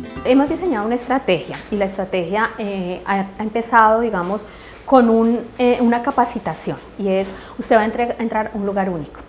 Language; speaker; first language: Spanish; native; Spanish